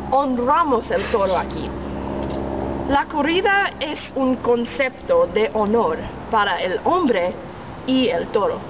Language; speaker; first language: Spanish; non-native, learner; English